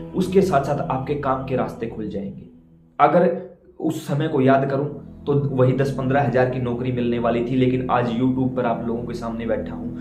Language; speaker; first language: Hindi; native; Hindi